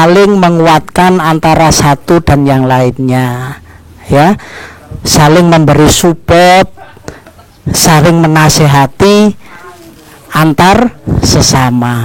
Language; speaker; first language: Indonesian; native; Indonesian